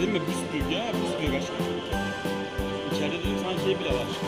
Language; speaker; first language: Turkish; native; Turkish